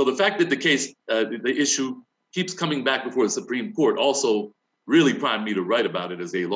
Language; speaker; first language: English; native; English